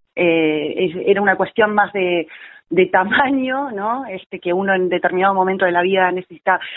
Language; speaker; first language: Spanish; native; Spanish